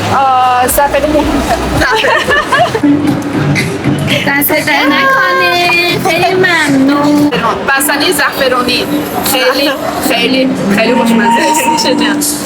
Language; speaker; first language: Persian; non-native, learner; Chinese